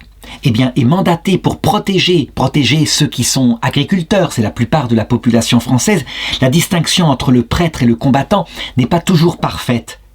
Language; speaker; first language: French; native; French